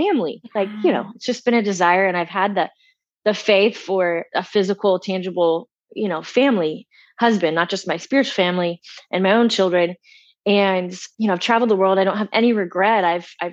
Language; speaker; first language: English; native; English